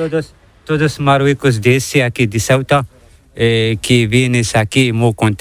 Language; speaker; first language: Spanish; non-native, learner; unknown